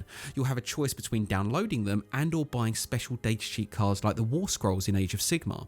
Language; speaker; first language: English; native; English